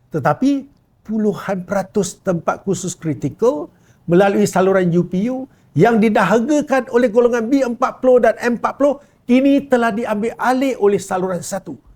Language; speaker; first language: Malay; non-native, local second language; Chinese